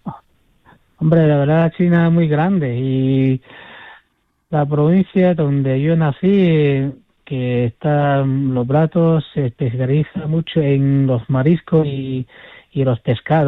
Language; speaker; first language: Spanish; non-native, fluent; Chinese